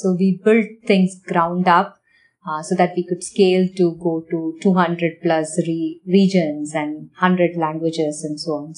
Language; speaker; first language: English; non-native, local second language; Tamil